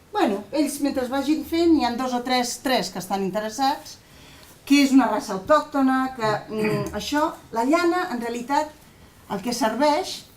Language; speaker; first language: Catalan; non-native, local second language; Spanish